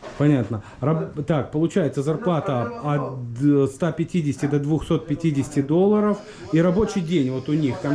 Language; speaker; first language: Russian; native; Russian